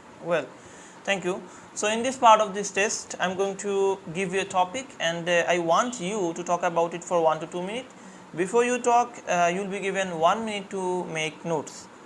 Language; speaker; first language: English; non-native, fluent; Bangla